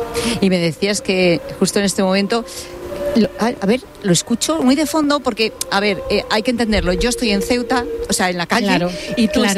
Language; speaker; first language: Spanish; native; Spanish